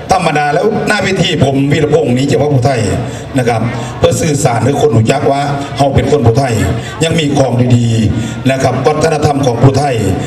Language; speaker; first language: Thai; non-native, local second language; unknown